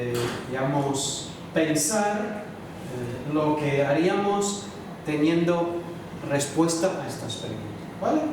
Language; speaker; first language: Spanish; non-native, fluent; Arabic